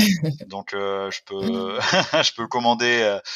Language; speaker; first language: French; native; French